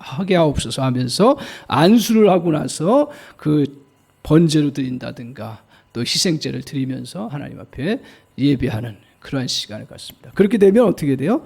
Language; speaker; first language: Korean; native; Korean